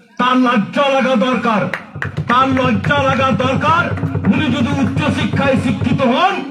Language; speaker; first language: Bangla; non-native, local second language; Santali